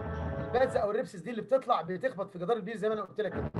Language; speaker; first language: Arabic; native; Arabic